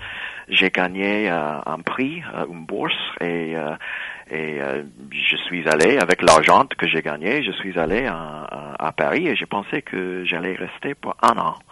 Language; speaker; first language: French; non-native, fluent; English